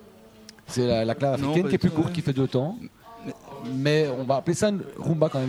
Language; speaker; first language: French; native; French